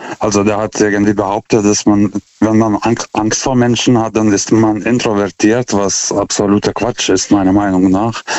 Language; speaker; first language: German; non-native, fluent; Lithuanian